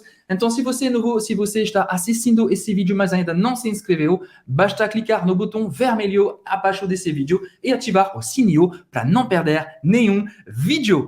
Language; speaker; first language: Portuguese; non-native, fluent; French